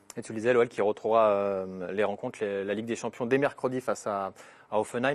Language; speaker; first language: French; native; French